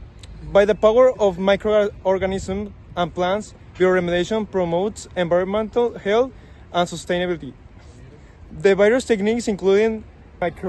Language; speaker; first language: English; non-native, learner; Spanish